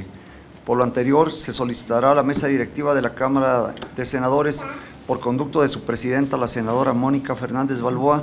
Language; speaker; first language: Spanish; native; Spanish